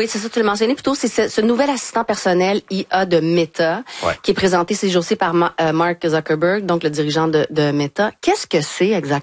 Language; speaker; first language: French; native; French